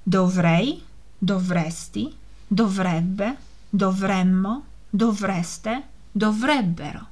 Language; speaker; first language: Italian; non-native, fluent; Polish